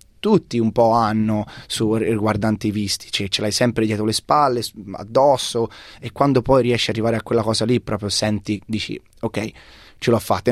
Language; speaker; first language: Italian; native; Italian